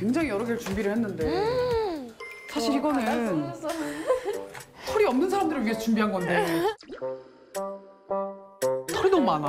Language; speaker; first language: Korean; native; Korean